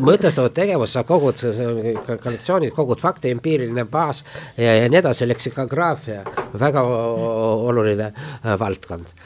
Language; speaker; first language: Estonian; non-native, local second language; Russian